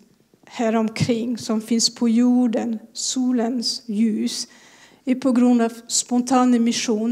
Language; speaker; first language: Swedish; non-native, fluent; French